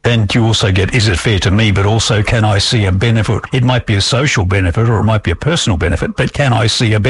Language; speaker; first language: English; native; English